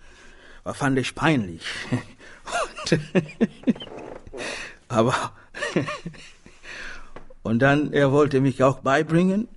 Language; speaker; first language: German; non-native, learner; Swahili